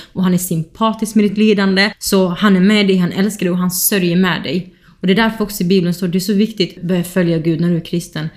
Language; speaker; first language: Swedish; early bilingual, other home language; Kurdish